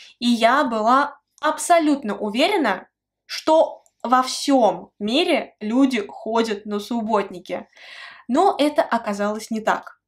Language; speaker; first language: Russian; native; Russian